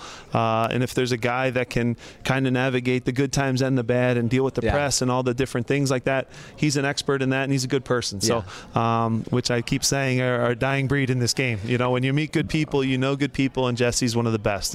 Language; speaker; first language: English; native; English